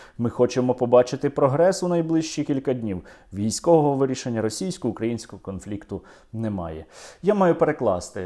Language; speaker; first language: Ukrainian; native; Ukrainian